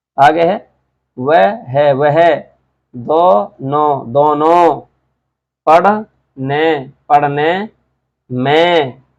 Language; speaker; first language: Hindi; native; Hindi